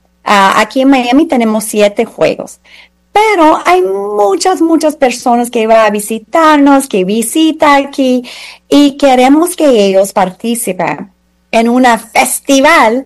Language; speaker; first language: Spanish; non-native, fluent; English